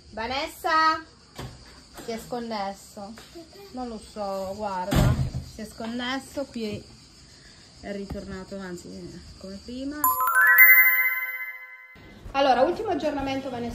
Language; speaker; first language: Italian; native; Italian